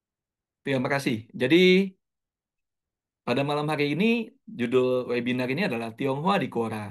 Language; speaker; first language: Indonesian; native; Indonesian